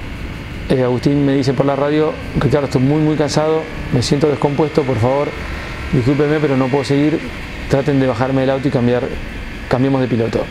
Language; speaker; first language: Spanish; native; Spanish